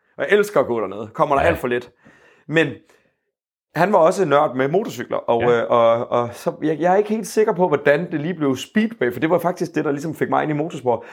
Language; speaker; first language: Danish; native; Danish